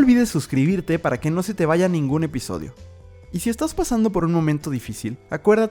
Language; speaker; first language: Spanish; native; Spanish